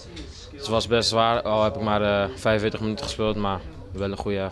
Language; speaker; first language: Dutch; native; Dutch